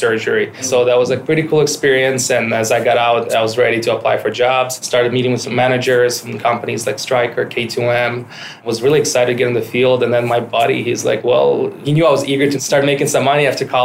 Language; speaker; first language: English; non-native, fluent; Ukrainian